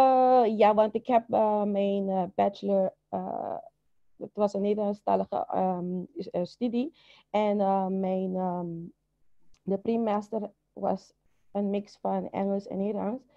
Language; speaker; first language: Dutch; non-native, local second language; Papiamento